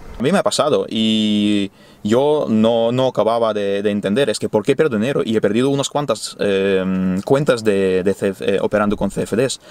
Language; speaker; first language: Spanish; non-native, fluent; Ukrainian